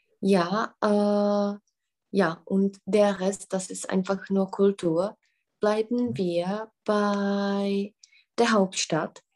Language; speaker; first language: German; non-native, fluent; Czech